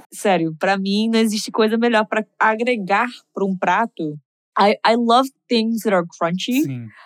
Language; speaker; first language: Portuguese; non-native, fluent; English